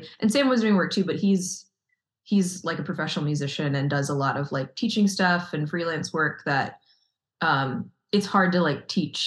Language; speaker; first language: English; native; English